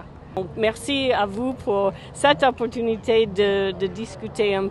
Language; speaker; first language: French; non-native, fluent; English